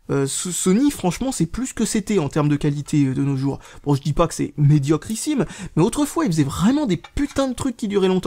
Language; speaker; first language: French; native; French